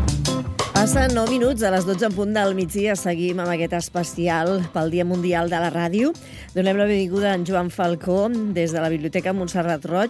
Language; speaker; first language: Catalan; native; Catalan